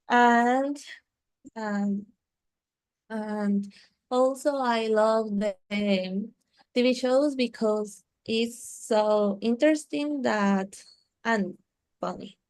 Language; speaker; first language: English; non-native, learner; Spanish